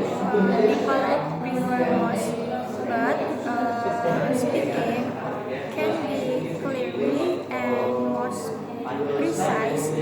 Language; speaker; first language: English; non-native, learner; Indonesian